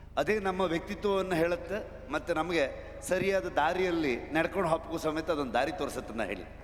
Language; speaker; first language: Kannada; native; Kannada